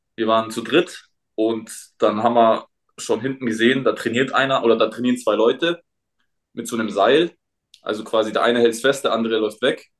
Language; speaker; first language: German; native; German